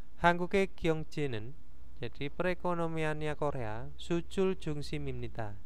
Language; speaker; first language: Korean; non-native, fluent; Indonesian